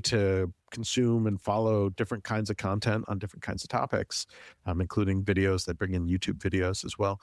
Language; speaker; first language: English; native; English